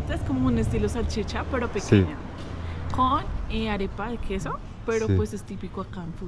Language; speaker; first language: Spanish; native; Spanish